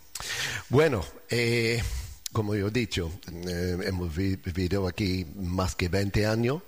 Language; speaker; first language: Spanish; non-native, learner; English